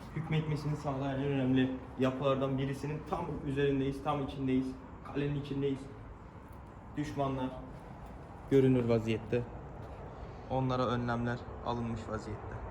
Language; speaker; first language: Turkish; native; Turkish